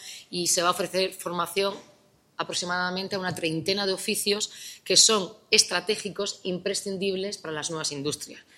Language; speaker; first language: Spanish; native; Spanish